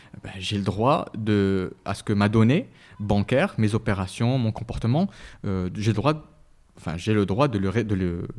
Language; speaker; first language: French; non-native, local second language; Arabic